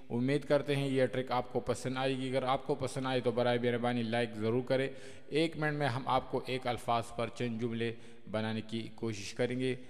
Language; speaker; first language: Urdu; non-native, local second language; Pashto